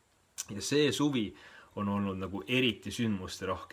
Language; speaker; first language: Estonian; native; Estonian